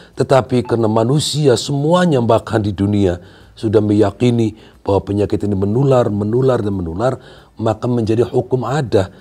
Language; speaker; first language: Indonesian; non-native, local second language; Sundanese